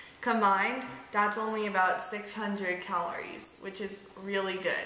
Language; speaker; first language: English; native; English